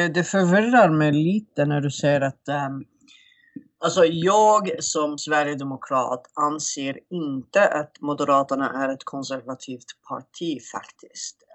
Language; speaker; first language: Swedish; non-native, fluent; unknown